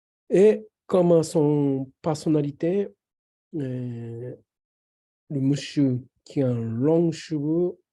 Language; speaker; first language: French; non-native, fluent; Japanese